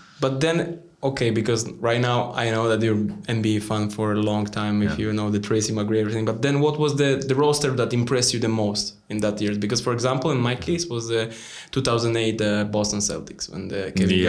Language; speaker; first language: English; non-native, learner; Polish